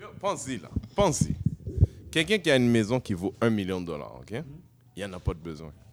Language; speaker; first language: French; native; French